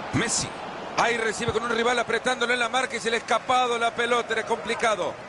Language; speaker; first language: Spanish; native; Spanish